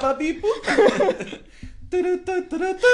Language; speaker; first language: English; non-native, local second language; Tamil